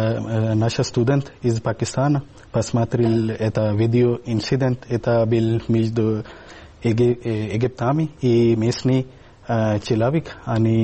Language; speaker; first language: Russian; non-native, learner; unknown